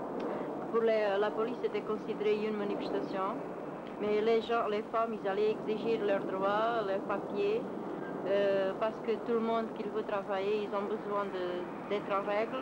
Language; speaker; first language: French; non-native, fluent; Portuguese